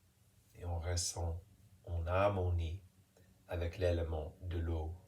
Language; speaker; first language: French; non-native, fluent; English